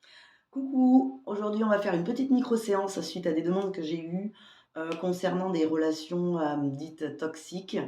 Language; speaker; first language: French; native; French